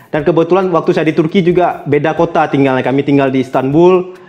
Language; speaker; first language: Indonesian; native; Indonesian